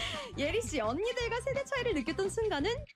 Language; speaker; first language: Korean; native; Korean